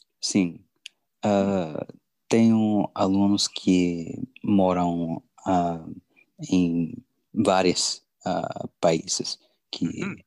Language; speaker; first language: Portuguese; non-native, learner; English